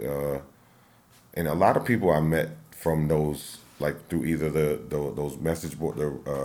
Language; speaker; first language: English; native; English